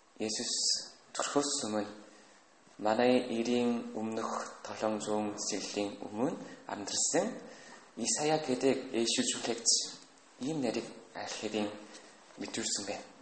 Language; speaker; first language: Mongolian; non-native, fluent; Korean